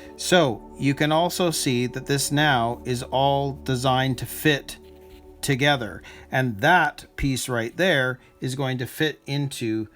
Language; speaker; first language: English; native; English